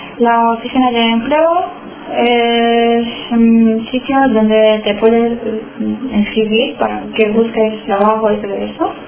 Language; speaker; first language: Spanish; non-native, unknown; Romanian